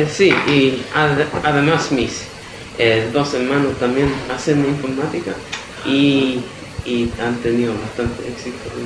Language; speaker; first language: Spanish; early bilingual, heritage; Spanish